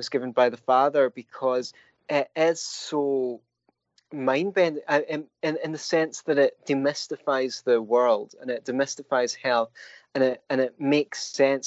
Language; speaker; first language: English; native; English